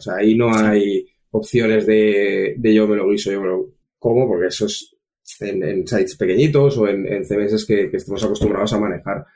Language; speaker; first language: Spanish; native; Spanish